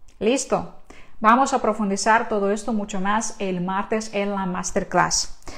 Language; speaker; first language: Spanish; non-native, fluent; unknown